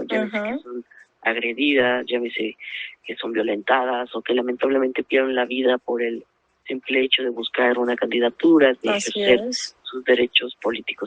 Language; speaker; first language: Spanish; native; Spanish